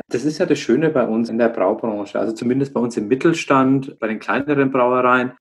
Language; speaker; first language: German; native; German